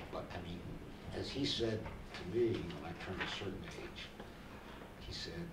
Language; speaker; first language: English; native; English